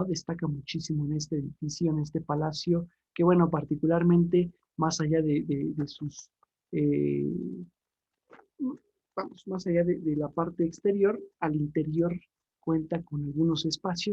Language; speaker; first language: Spanish; native; Spanish